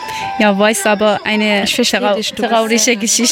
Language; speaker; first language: German; non-native, learner; Persian